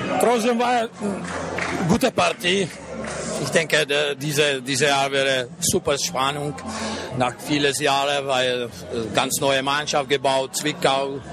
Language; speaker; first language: German; non-native, fluent; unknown